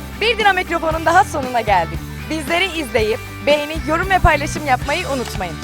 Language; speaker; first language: Turkish; native; Turkish